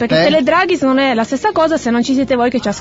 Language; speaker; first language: Italian; native; Italian